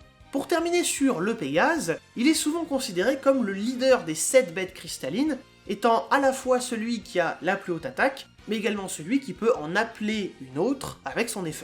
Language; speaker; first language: French; native; French